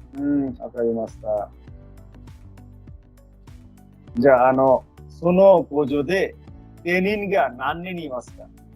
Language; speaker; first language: Japanese; non-native, fluent; Bangla